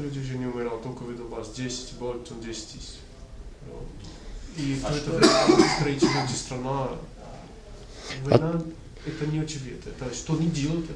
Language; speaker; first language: Russian; non-native, learner; Portuguese